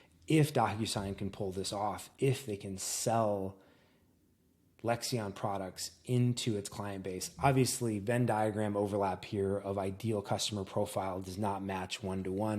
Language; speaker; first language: English; native; English